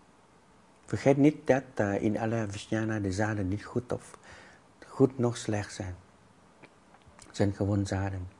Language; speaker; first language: Dutch; non-native, fluent; Vietnamese